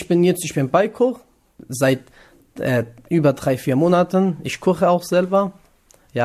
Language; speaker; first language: German; non-native, learner; Kurdish